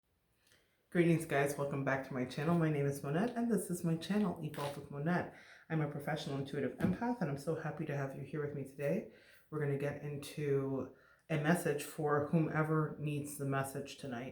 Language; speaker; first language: English; native; English